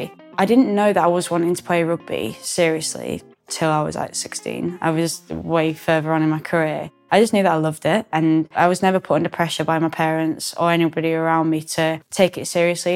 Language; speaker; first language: English; native; English